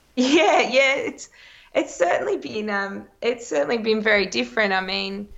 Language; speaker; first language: English; native; English